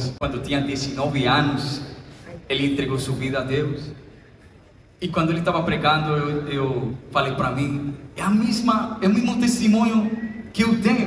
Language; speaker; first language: Portuguese; non-native, fluent; Spanish